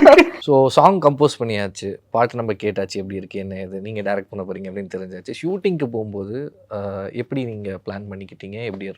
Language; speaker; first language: Tamil; native; Tamil